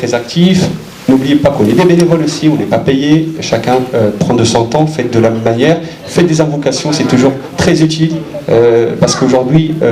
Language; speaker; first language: French; native; French